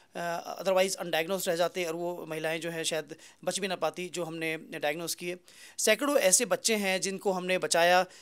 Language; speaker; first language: Hindi; native; Hindi